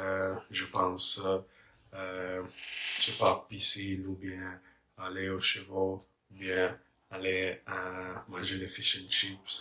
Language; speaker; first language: French; non-native, fluent; English